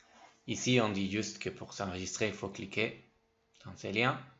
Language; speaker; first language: French; non-native, fluent; Spanish